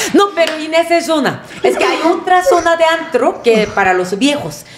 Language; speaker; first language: Spanish; non-native, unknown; Korean